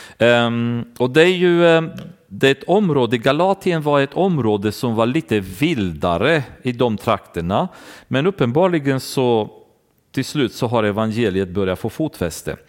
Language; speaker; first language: Swedish; non-native, fluent; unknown